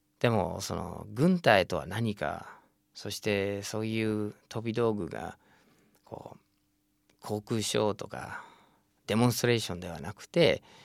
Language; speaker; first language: Japanese; non-native, fluent; English